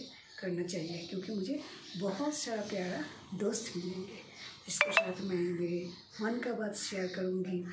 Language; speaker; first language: Hindi; non-native, local second language; Bangla